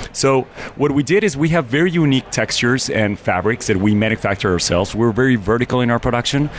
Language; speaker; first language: English; non-native, fluent; Spanish